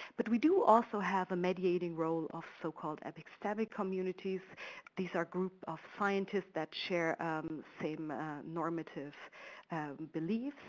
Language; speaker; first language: English; non-native, fluent; German